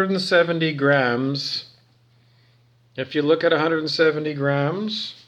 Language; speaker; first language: English; native; English